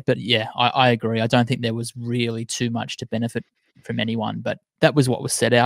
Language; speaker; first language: English; native; English